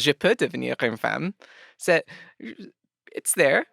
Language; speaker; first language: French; non-native, local second language; English